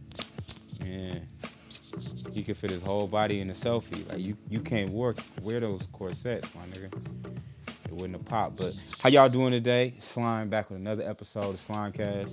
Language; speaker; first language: English; native; English